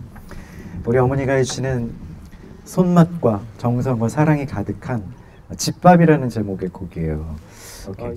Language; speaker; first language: Korean; native; Korean